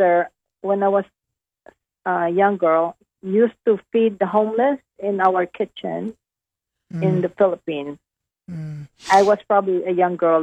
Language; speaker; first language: English; non-native, local second language; Hiligaynon